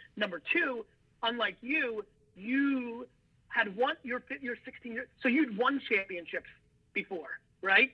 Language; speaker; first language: English; early bilingual, other home language; Russian